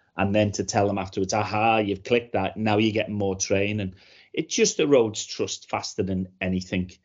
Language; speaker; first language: English; native; English